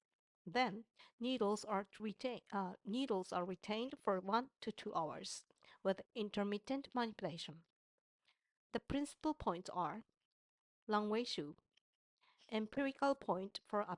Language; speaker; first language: English; non-native, fluent; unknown